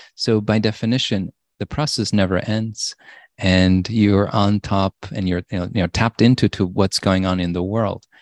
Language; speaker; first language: English; non-native, fluent; Polish